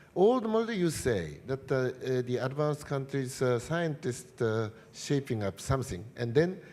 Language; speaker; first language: English; non-native, fluent; Japanese